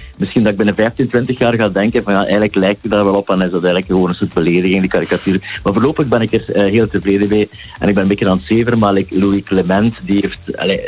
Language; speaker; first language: Dutch; native; Dutch